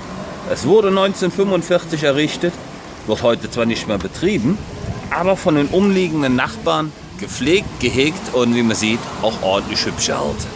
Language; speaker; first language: German; native; German